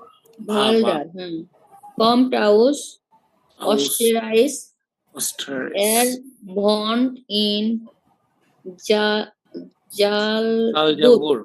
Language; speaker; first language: German; non-native, learner; Bangla